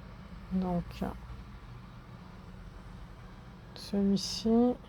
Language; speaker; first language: French; native; French